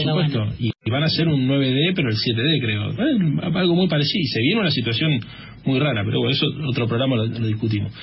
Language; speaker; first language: Spanish; native; Spanish